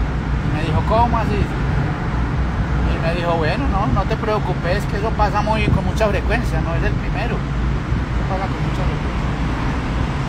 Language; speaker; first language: Spanish; native; Spanish